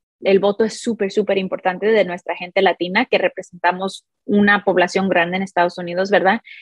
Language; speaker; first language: Spanish; early bilingual, heritage; Spanish